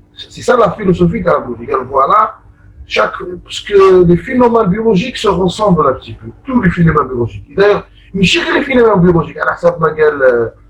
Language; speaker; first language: French; non-native, local second language; Arabic